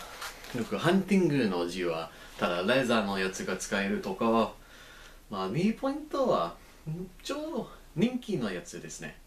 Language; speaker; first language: Japanese; non-native, learner; English